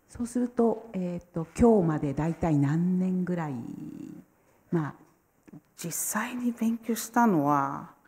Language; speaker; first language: Japanese; non-native, fluent; Italian